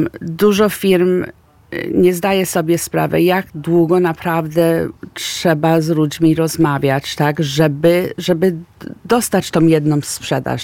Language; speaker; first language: Polish; early bilingual, heritage; Polish